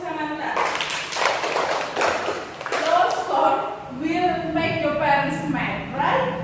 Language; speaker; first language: English; non-native, fluent; Indonesian